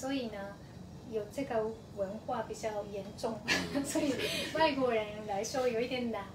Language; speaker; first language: Chinese; non-native, fluent; Japanese